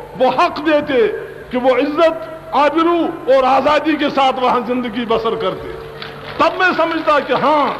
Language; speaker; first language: Urdu; non-native, local second language; Kashmiri